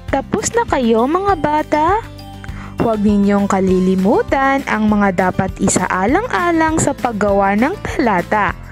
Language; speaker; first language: Filipino; non-native, local second language; Maranao